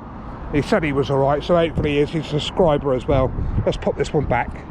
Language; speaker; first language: English; native; English